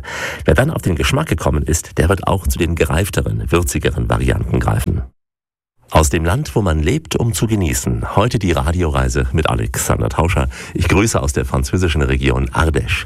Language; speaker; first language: German; native; German